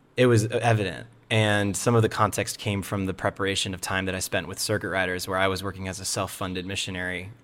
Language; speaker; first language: English; native; English